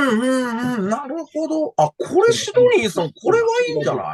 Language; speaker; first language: Japanese; native; Japanese